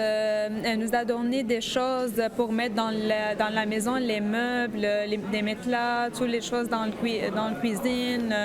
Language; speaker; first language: French; non-native, learner; Arabic